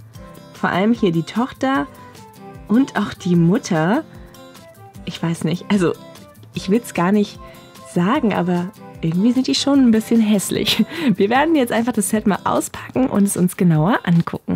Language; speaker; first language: German; native; German